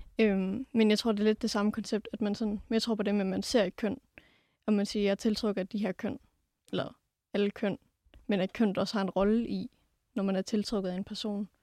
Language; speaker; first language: Danish; native; Danish